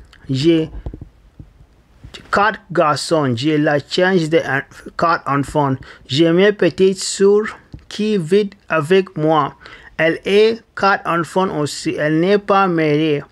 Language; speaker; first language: French; non-native, learner; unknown